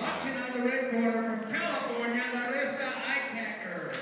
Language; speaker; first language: English; native; English